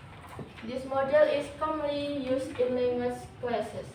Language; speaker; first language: English; non-native, learner; Indonesian